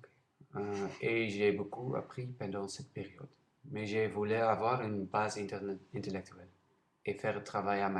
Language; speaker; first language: French; non-native, learner; Dutch